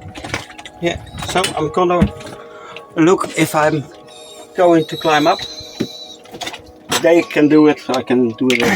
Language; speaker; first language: English; non-native, fluent; Dutch